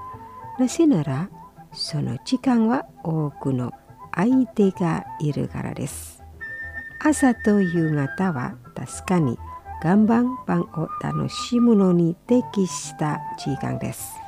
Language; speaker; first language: Japanese; non-native, fluent; Indonesian